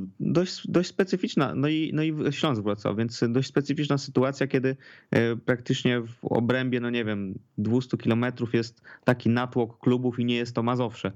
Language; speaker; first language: Polish; native; Polish